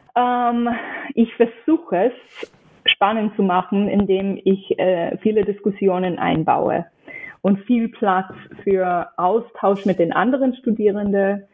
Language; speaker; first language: German; non-native, fluent; English